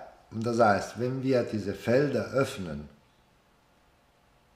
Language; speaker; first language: German; non-native, fluent; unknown